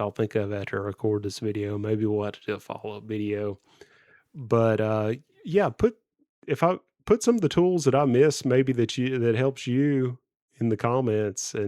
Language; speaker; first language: English; native; English